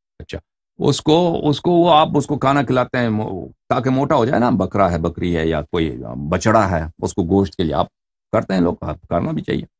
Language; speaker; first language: Urdu; non-native, fluent; Persian